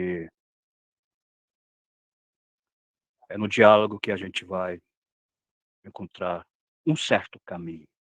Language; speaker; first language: Portuguese; non-native, local second language; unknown